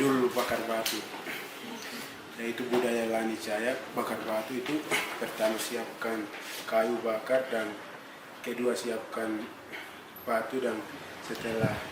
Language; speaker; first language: Indonesian; non-native, local second language; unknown